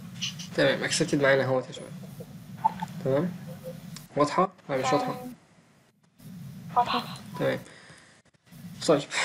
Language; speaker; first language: Arabic; native; Arabic